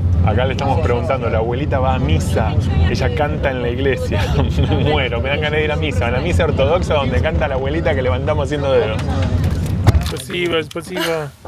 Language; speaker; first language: Spanish; native; Spanish